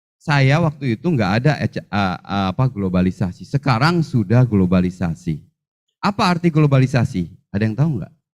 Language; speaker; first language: Indonesian; native; Indonesian